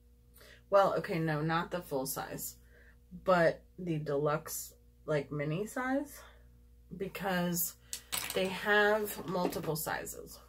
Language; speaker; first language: English; native; English